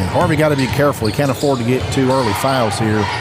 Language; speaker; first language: English; native; English